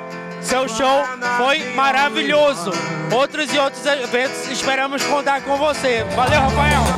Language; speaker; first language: Portuguese; native; Portuguese